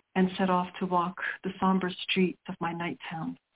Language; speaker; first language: English; early bilingual, other home language; Sicilian